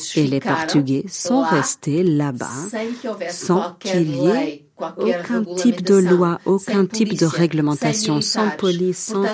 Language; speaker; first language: French; non-native, fluent; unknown